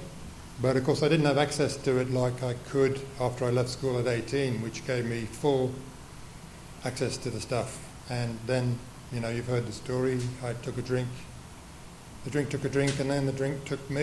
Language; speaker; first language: English; native; English